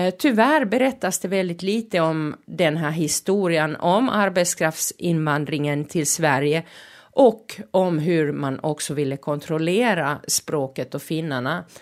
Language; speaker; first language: Swedish; non-native, local second language; Finnish